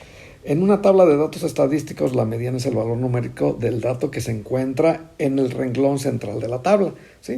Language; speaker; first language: Spanish; native; Spanish